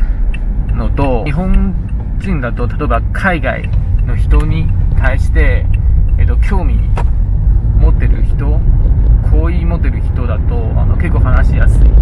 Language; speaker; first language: Japanese; non-native, fluent; Chinese